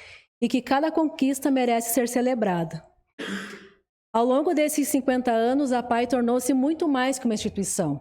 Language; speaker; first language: Portuguese; native; Portuguese